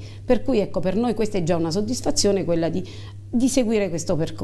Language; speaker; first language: Italian; native; Italian